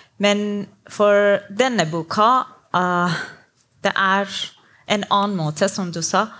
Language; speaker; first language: Norwegian; non-native, learner; Persian